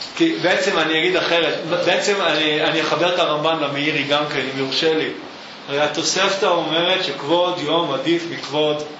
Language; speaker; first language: Hebrew; native; Hebrew